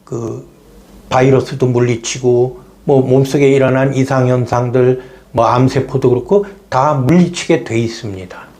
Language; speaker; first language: Korean; native; Korean